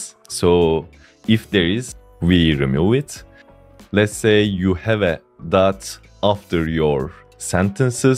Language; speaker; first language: English; non-native, fluent; Turkish